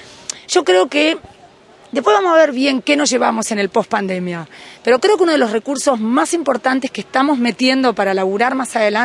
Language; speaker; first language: Spanish; native; Spanish